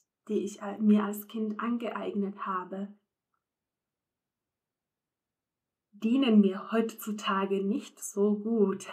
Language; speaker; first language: German; non-native, fluent; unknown